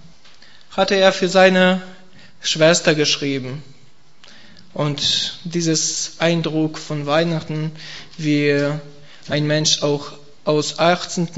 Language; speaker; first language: German; non-native, learner; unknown